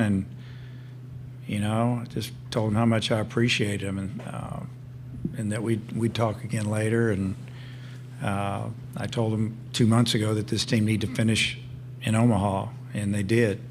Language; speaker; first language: English; native; English